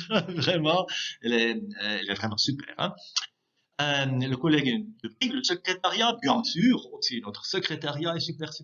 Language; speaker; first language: French; non-native, local second language; German